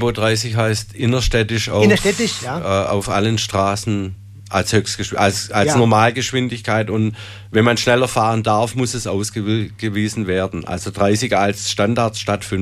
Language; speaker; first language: German; native; German